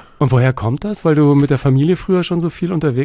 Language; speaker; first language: German; native; German